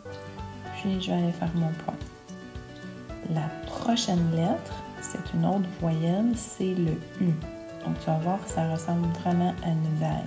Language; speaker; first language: French; native; French